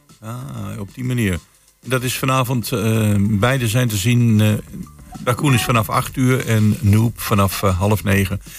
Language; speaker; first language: Dutch; native; Dutch